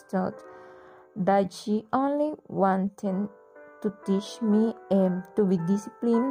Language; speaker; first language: English; non-native, learner; Spanish